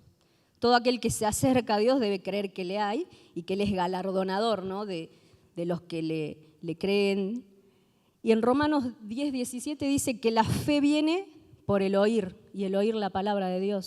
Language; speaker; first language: Spanish; native; Spanish